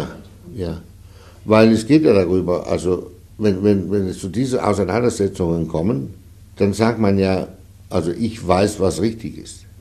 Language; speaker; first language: German; non-native, fluent; Danish